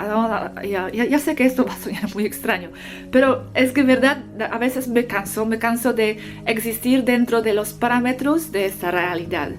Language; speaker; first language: Spanish; non-native, fluent; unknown